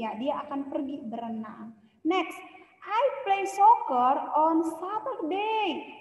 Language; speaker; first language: English; non-native, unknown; Indonesian